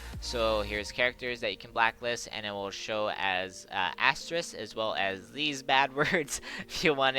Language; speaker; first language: English; native; English